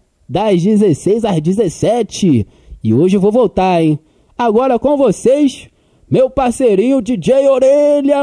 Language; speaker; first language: Portuguese; native; Portuguese